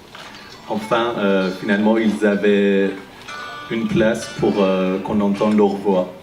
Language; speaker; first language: French; non-native, fluent; Persian